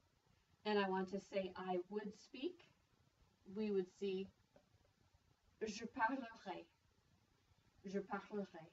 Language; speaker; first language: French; non-native, fluent; English